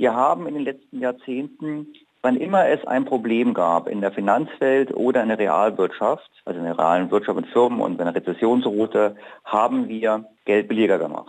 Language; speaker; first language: German; native; German